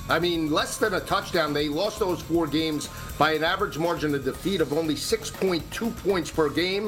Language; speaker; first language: English; native; English